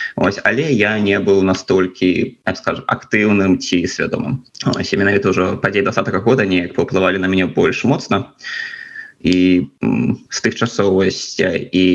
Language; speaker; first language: Belarusian; non-native, local second language; Russian